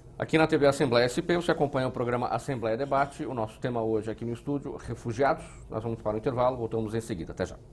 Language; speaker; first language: Portuguese; native; Portuguese